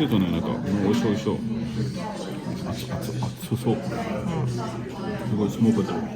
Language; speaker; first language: Japanese; non-native, fluent; French